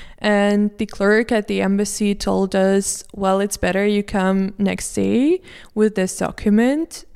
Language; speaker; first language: English; non-native, fluent; Russian